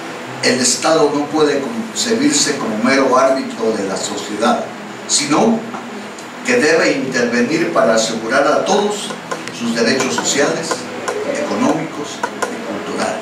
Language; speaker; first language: Spanish; native; Spanish